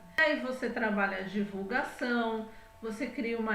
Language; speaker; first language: Portuguese; native; Portuguese